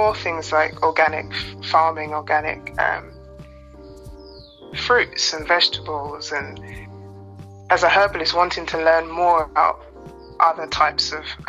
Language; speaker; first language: English; native; English